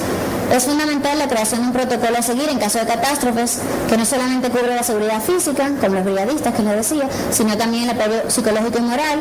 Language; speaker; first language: Spanish; native; Spanish